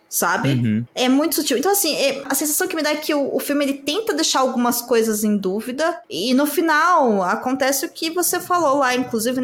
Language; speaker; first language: Portuguese; native; Portuguese